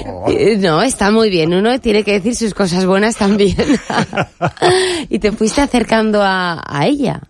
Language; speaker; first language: Spanish; native; Spanish